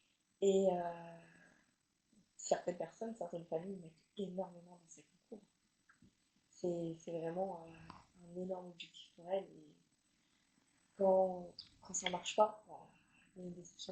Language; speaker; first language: French; native; French